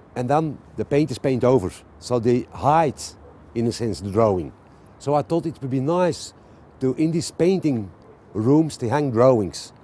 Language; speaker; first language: English; non-native, fluent; Dutch